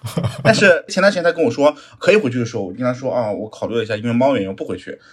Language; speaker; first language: Chinese; native; Chinese